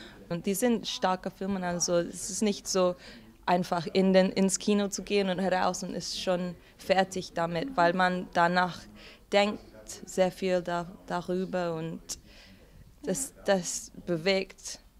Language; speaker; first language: German; non-native, learner; English